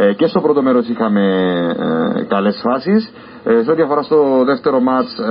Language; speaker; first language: Greek; native; Greek